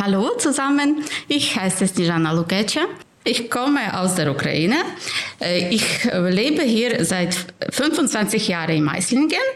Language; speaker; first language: German; non-native, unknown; Ukrainian